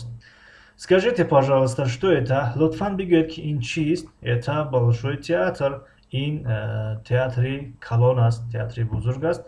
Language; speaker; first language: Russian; non-native, fluent; Tajik